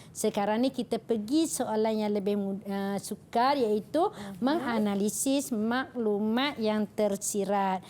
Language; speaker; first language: Malay; native; Malay